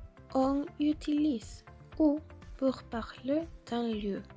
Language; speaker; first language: French; non-native, learner; Spanish